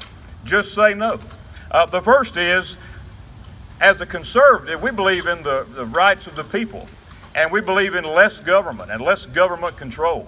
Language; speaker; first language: English; native; English